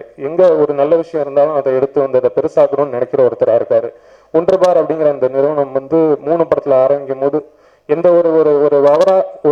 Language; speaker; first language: Tamil; native; Tamil